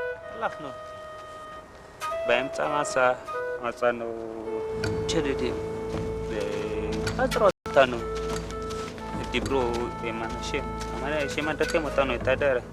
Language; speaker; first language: Hebrew; non-native, learner; Amharic